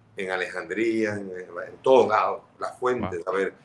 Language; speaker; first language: Spanish; early bilingual, other home language; Catalan